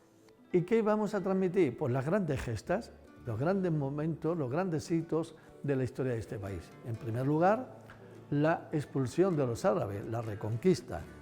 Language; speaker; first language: Spanish; native; Spanish